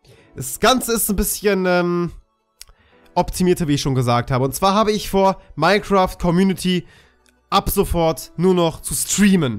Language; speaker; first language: German; native; German